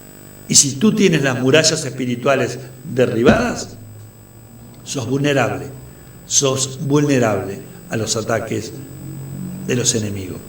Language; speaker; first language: Spanish; native; Spanish